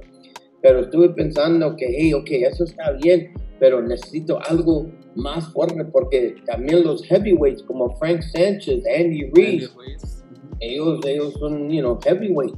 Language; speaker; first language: Spanish; early bilingual, heritage; Spanish